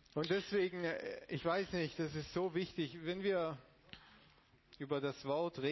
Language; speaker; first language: German; non-native, fluent; Romanian